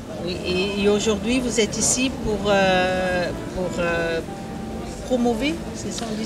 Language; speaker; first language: French; non-native, learner; Portuguese